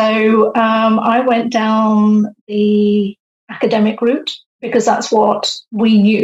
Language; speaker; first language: English; native; English